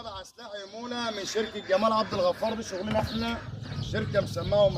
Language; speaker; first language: Arabic; native; Arabic